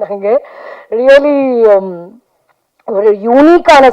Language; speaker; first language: Tamil; non-native, learner; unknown